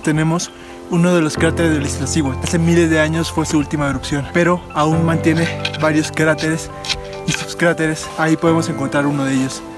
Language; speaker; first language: Spanish; native; Spanish